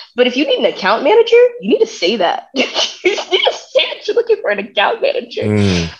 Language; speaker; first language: English; native; English